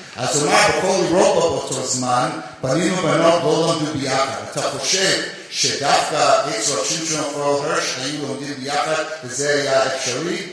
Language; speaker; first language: Hebrew; non-native, fluent; English